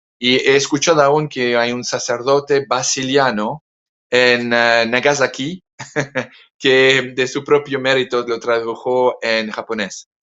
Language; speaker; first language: Spanish; non-native, fluent; French